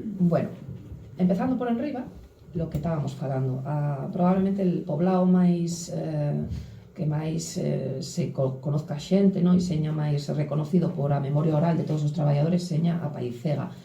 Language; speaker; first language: Galician; native; Galician